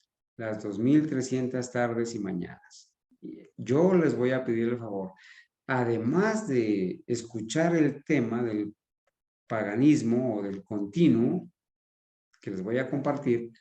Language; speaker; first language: Spanish; native; Spanish